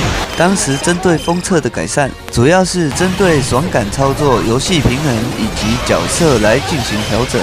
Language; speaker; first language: Chinese; native; Chinese